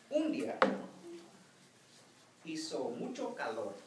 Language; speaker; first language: Spanish; non-native, fluent; English